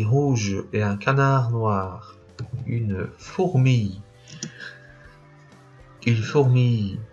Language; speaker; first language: French; non-native, fluent; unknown